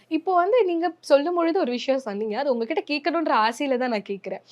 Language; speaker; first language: Tamil; native; Tamil